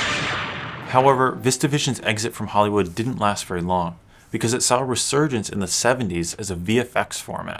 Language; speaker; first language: English; native; English